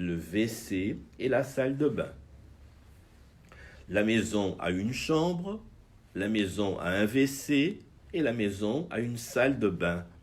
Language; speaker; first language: French; non-native, fluent; Portuguese